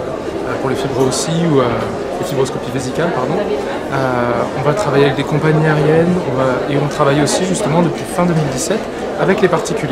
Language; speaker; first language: French; native; French